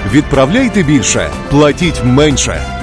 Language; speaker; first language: Ukrainian; native; Ukrainian